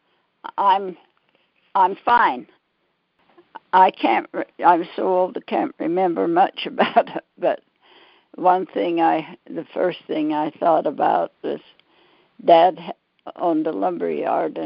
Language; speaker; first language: English; native; English